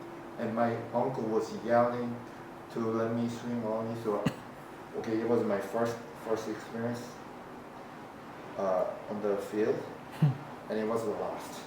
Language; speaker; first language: English; non-native, fluent; Korean